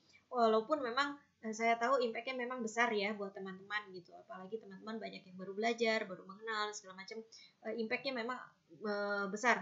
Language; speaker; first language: Indonesian; native; Indonesian